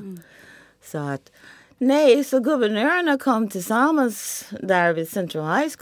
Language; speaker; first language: Swedish; non-native, fluent; English